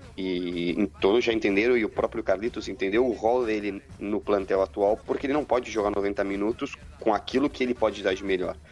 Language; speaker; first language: Portuguese; non-native, fluent; Spanish